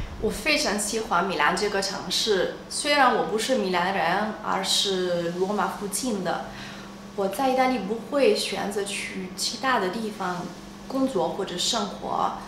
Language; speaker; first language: Chinese; non-native, fluent; Italian